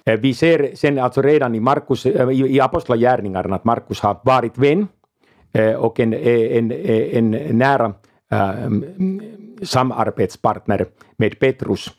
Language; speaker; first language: Swedish; non-native, local second language; Finnish